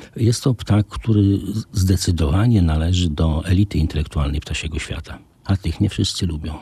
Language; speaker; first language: Polish; native; Polish